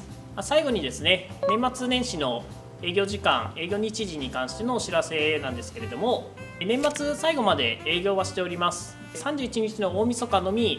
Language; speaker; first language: Japanese; native; Japanese